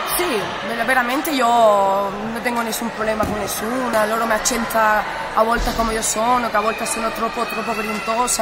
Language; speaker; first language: Italian; non-native, learner; Spanish